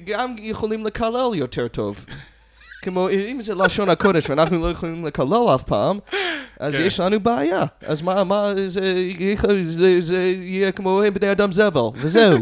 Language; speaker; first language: Hebrew; non-native, fluent; English